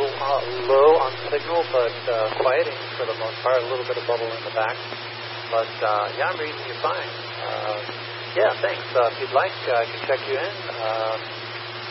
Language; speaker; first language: English; native; English